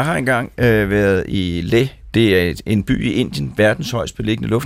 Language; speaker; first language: Danish; native; Danish